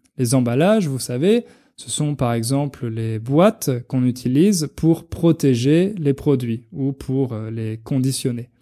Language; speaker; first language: French; native; French